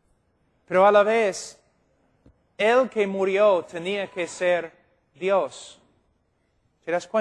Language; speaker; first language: Spanish; non-native, fluent; English